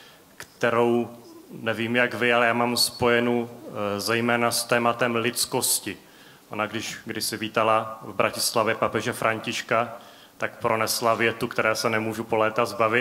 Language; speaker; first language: Czech; native; Czech